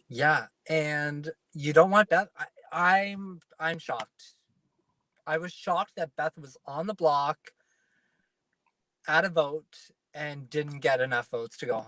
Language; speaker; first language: English; native; English